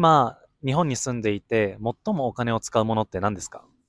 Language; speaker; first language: Japanese; native; Japanese